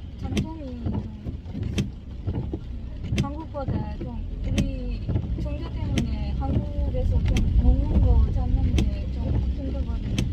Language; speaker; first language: Korean; non-native, fluent; Uzbek